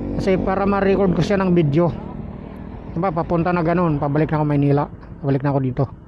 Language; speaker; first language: Filipino; non-native, local second language; Cebuano